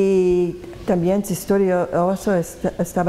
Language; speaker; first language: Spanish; non-native, learner; English